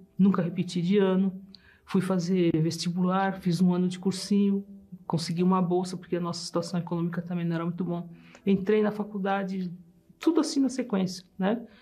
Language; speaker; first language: Portuguese; early bilingual, other home language; German